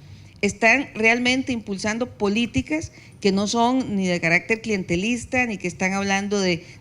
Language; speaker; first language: Spanish; native; Spanish